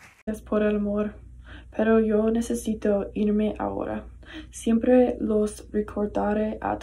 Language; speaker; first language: Spanish; non-native, learner; English